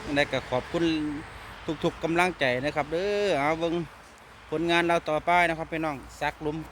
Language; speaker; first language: Thai; native; Thai